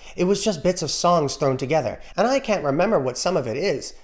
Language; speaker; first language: English; native; English